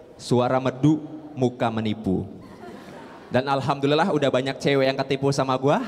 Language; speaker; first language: Indonesian; native; Indonesian